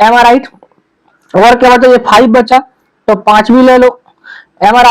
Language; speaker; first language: Hindi; native; Hindi